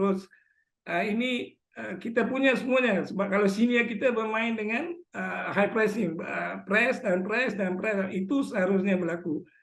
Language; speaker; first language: Malay; native; Malay